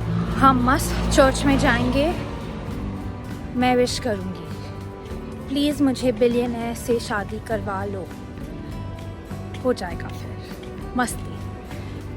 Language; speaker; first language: Hindi; non-native, local second language; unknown